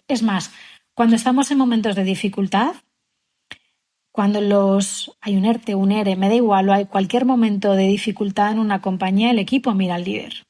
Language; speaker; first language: Spanish; native; Spanish